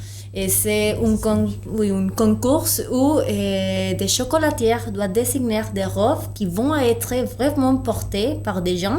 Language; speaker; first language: French; non-native, fluent; Spanish